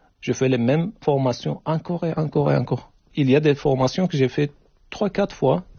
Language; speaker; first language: French; non-native, learner; Turkish